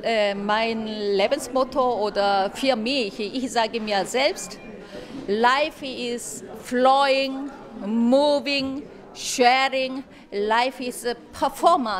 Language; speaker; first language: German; non-native, fluent; Korean